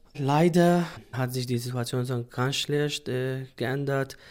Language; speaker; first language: German; non-native, fluent; Arabic